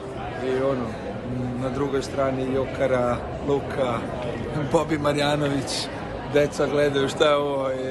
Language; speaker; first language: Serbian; early bilingual, heritage; Slovenian